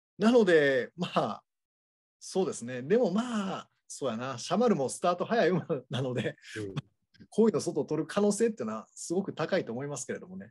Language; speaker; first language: Japanese; native; Japanese